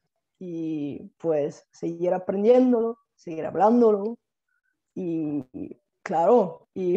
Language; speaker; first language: Spanish; non-native, fluent; Bulgarian